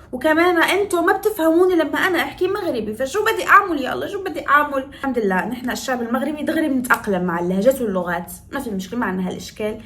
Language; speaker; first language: Arabic; native; Arabic